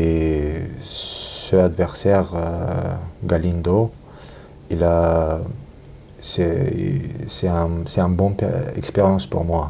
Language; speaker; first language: French; non-native, learner; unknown